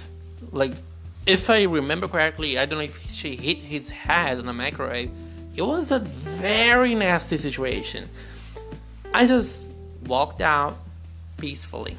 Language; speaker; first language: English; non-native, fluent; Portuguese